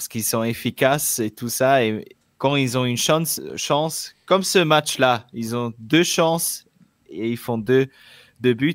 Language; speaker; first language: French; non-native, local second language; German